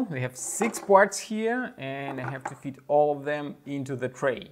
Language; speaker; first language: English; non-native, fluent; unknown